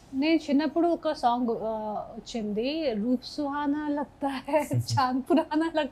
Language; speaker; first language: Telugu; non-native, fluent; Hindi